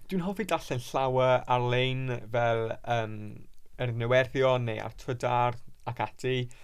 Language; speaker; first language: Welsh; non-native, local second language; English